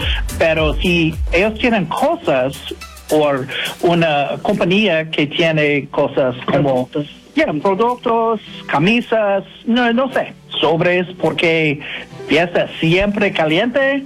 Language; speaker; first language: Spanish; non-native, fluent; English